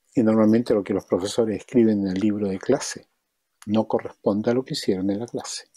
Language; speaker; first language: Spanish; native; Spanish